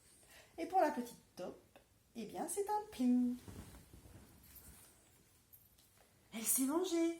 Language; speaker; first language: French; native; French